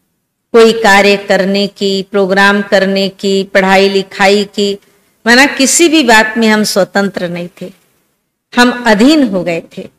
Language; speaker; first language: Hindi; native; Hindi